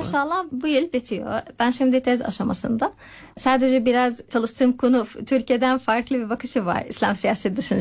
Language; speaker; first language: Turkish; non-native, learner; Arabic